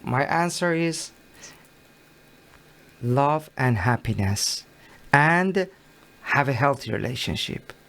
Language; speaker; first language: English; non-native, learner; Persian